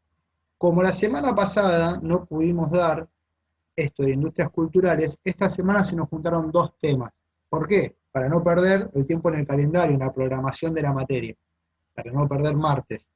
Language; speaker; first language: Spanish; native; Spanish